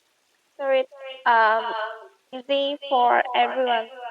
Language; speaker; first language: English; non-native, learner; Vietnamese